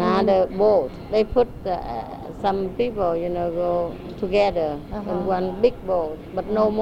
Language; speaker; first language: English; non-native, learner; Vietnamese